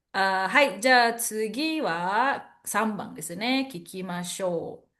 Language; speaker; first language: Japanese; non-native, fluent; Indonesian